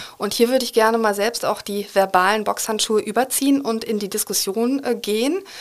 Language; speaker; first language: German; native; German